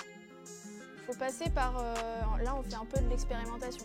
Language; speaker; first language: French; native; French